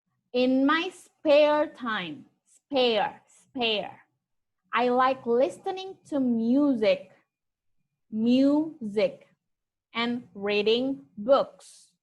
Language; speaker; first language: English; non-native, fluent; Indonesian